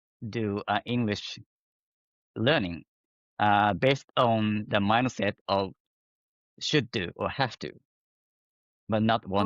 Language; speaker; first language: English; non-native, fluent; Japanese